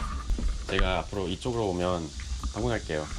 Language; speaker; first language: Korean; non-native, learner; English